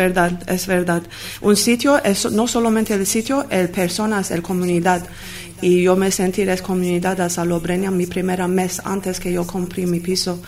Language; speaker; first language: Spanish; non-native, learner; Armenian